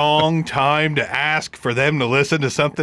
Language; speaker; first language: English; native; English